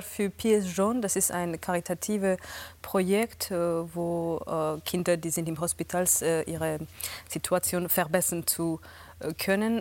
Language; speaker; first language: German; non-native, fluent; Georgian